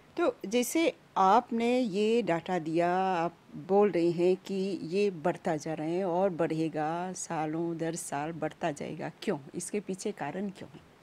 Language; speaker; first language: Hindi; non-native, local second language; Bhojpuri